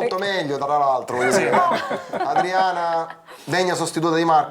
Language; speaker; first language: Italian; native; Italian